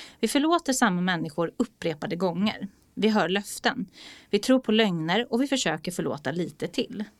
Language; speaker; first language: Swedish; native; Swedish